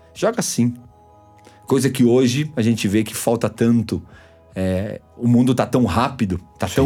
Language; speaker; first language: Portuguese; early bilingual, other home language; Spanish